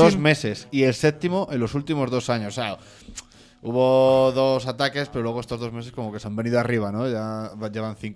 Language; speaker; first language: Spanish; native; Spanish